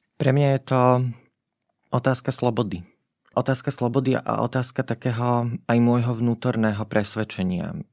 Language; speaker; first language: Slovak; native; Slovak